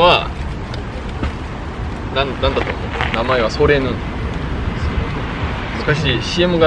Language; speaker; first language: Japanese; non-native, fluent; Korean